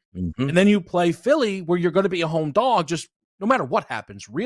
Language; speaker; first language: English; native; English